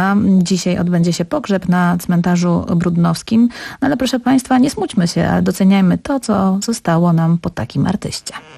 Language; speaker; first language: Polish; native; Polish